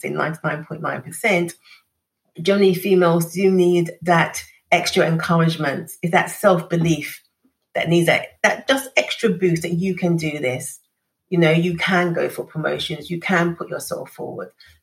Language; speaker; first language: English; native; English